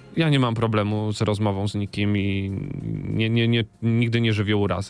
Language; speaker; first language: Polish; native; Polish